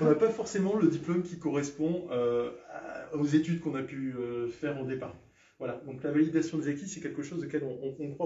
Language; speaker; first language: French; native; French